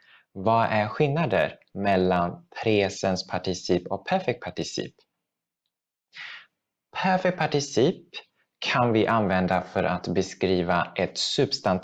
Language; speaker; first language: Swedish; non-native, fluent; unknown